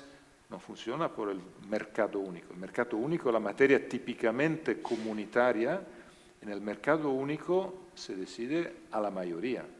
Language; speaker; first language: Spanish; non-native, learner; Italian